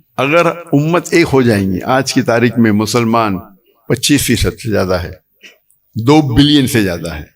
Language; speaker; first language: Urdu; non-native, local second language; Konkani